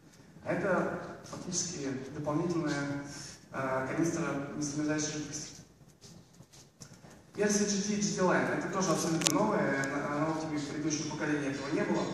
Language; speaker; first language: Russian; native; Russian